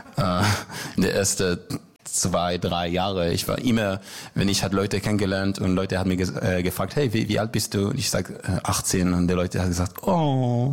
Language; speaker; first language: German; non-native, learner; Hebrew